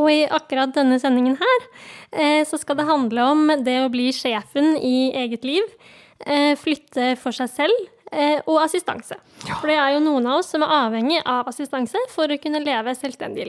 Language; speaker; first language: Norwegian; native; Norwegian